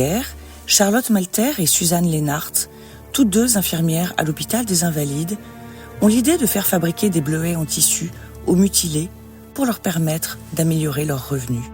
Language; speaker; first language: French; native; French